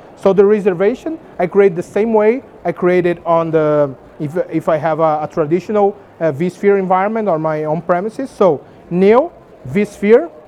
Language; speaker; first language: English; non-native, fluent; Portuguese